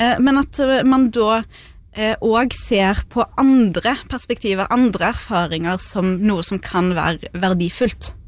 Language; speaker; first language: Norwegian; early bilingual, other home language; Arabic